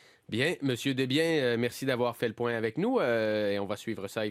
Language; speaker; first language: French; native; French